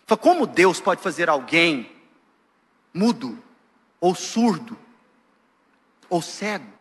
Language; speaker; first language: Portuguese; native; Portuguese